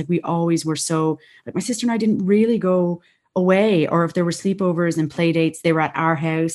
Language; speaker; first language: English; native; English